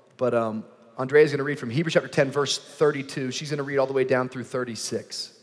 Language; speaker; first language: English; native; English